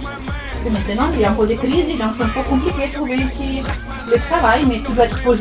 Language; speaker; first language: French; non-native, learner; Italian